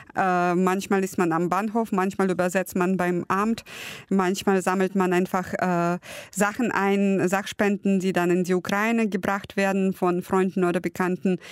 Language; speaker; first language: German; early bilingual, other home language; Russian